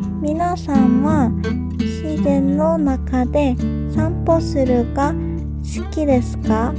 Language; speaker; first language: Japanese; non-native, fluent; Korean